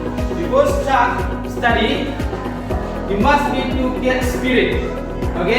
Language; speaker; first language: English; non-native, learner; Indonesian